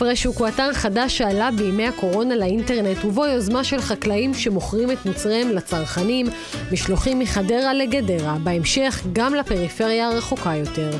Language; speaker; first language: Hebrew; native; Hebrew